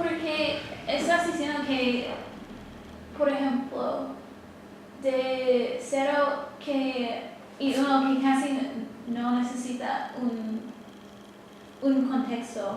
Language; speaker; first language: Spanish; non-native, learner; English